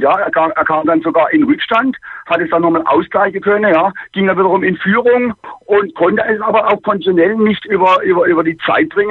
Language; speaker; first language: German; native; German